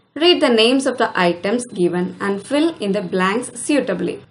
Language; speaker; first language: English; non-native, local second language; Malayalam